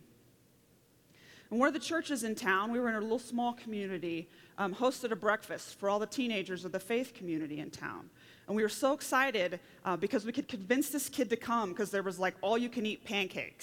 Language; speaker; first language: English; native; English